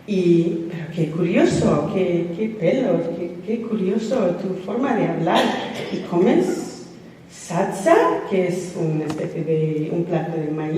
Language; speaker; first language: Spanish; non-native, fluent; English